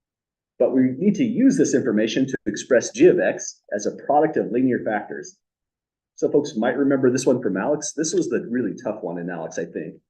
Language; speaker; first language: English; native; English